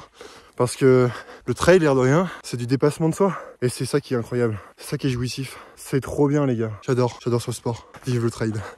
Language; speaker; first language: French; native; French